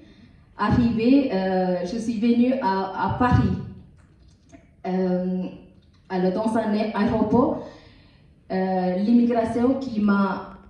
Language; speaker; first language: French; non-native, learner; Tamil